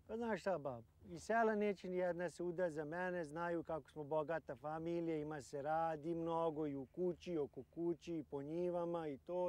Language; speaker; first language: Croatian; native; Croatian